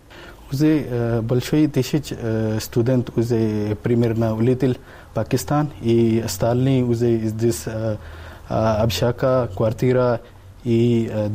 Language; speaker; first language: Russian; non-native, learner; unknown